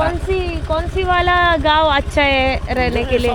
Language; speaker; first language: Hindi; non-native, local second language; Malayalam